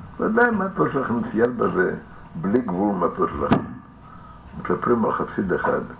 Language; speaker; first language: Hebrew; non-native, fluent; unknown